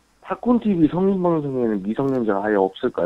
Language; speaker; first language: Korean; native; Korean